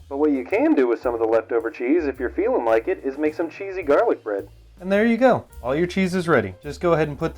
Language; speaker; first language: English; native; English